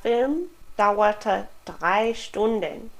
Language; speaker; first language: German; non-native, fluent; English